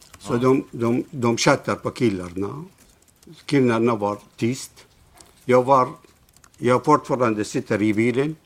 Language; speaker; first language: Swedish; non-native, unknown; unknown